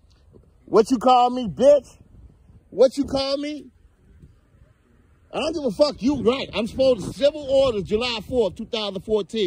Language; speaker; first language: English; native; English